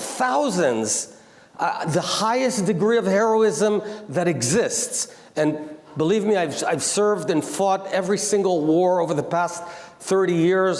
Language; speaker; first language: English; non-native, local second language; Hebrew